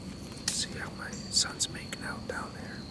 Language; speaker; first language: English; native; English